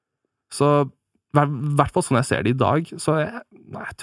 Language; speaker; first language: Norwegian; native; Norwegian